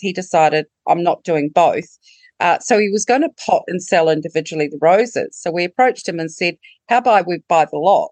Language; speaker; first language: English; native; English